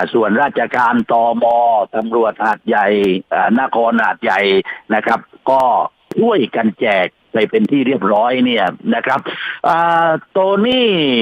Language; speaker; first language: Thai; native; Thai